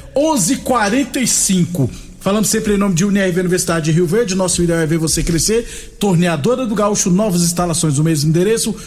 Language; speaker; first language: Portuguese; native; Portuguese